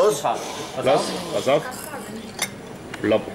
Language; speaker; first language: German; native; German